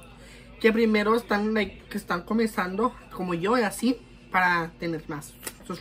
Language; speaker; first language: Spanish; early bilingual, heritage; Spanish